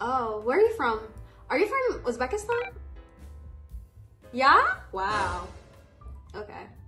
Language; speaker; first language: English; non-native, fluent; Persian